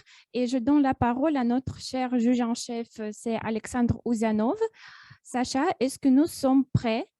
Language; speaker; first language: French; non-native, fluent; Russian